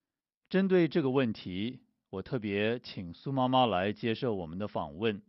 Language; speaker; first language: Chinese; native; Chinese